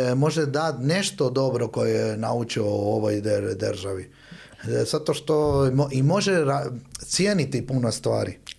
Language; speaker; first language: Bosnian; early bilingual, heritage; Spanish